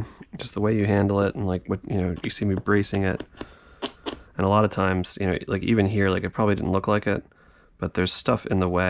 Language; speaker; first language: English; native; English